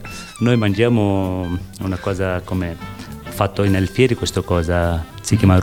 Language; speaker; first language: Italian; non-native, learner; Bangla